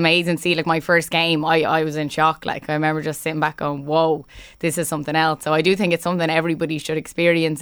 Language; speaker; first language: English; native; English